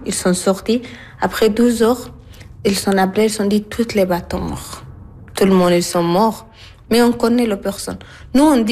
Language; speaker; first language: French; non-native, learner; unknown